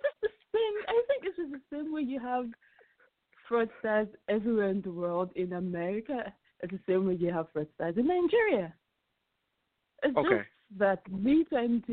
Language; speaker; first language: English; non-native, local second language; Yoruba